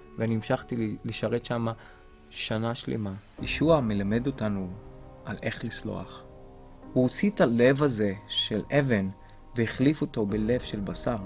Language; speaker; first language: Hebrew; non-native, local second language; Arabic